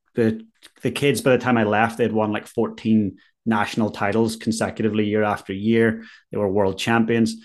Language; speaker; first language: English; native; English